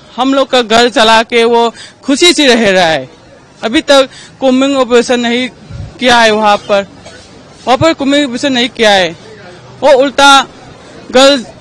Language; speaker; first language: Hindi; non-native, local second language; Manipuri